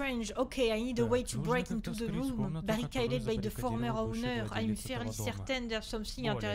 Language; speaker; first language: English; non-native, learner; French